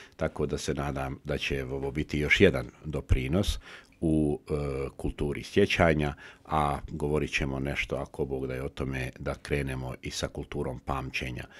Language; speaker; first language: Bosnian; native; Bosnian